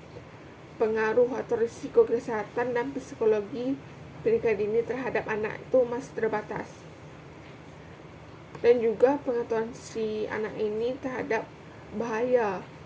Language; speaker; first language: Indonesian; native; Indonesian